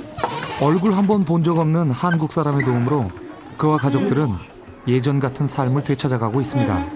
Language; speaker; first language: Korean; native; Korean